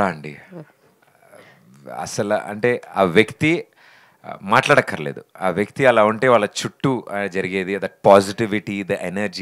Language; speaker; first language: Telugu; native; Telugu